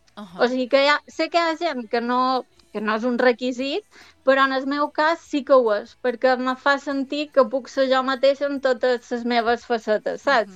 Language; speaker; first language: Catalan; native; Catalan